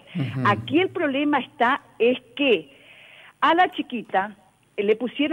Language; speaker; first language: Spanish; native; Spanish